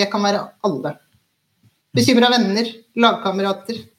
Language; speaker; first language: Norwegian; native; Norwegian